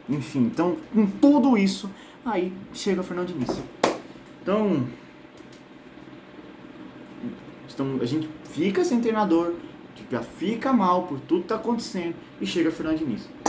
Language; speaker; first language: Portuguese; native; Portuguese